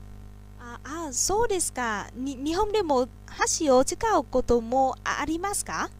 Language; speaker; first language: Japanese; non-native, learner; Vietnamese